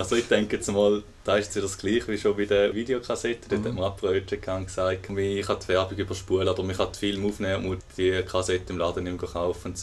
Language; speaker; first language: German; native; German